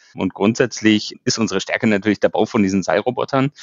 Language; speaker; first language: German; native; German